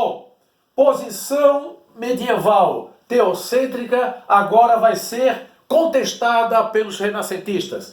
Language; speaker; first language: Portuguese; native; Portuguese